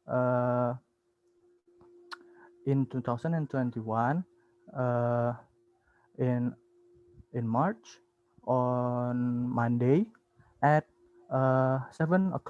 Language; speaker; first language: English; non-native, learner; Indonesian